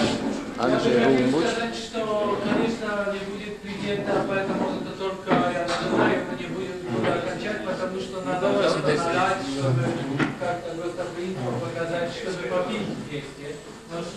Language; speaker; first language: Russian; non-native, learner; Polish